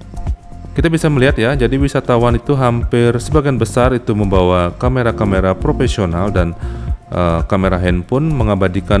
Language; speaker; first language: Indonesian; native; Indonesian